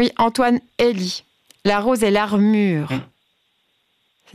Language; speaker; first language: French; native; French